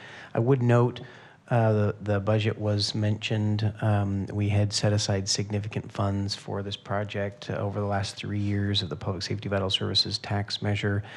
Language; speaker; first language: English; native; English